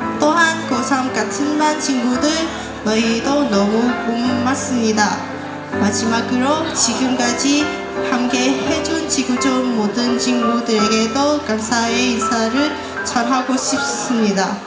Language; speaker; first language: Korean; non-native, fluent; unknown